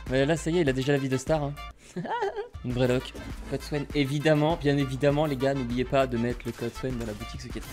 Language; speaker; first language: French; native; French